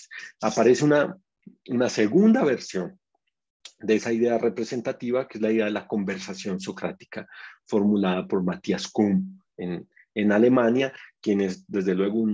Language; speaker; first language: Spanish; native; Spanish